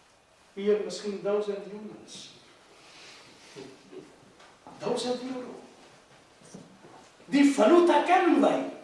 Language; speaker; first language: Dutch; non-native, fluent; Urdu